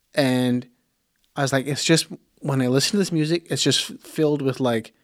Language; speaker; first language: English; early bilingual, other home language; Plautdietsch